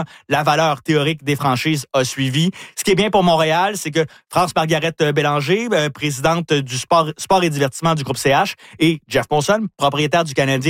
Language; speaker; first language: French; native; French